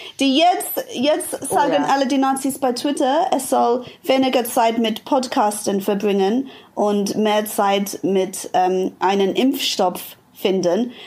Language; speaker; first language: German; non-native, fluent; English